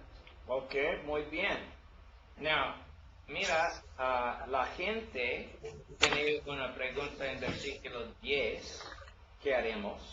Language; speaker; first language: Spanish; non-native, learner; English